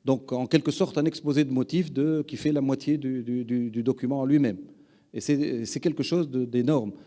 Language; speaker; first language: French; non-native, local second language; Arabic